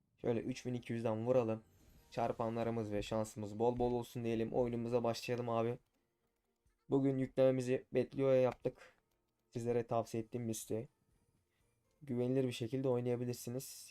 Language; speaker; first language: Turkish; native; Turkish